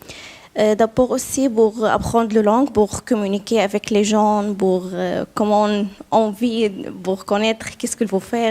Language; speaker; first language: French; non-native, learner; Arabic